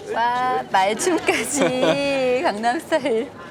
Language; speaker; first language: Korean; native; Korean